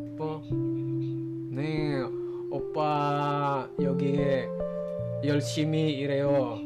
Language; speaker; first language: Korean; non-native, learner; Indonesian